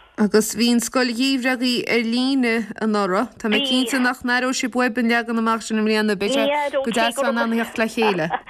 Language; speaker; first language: Irish; native; Irish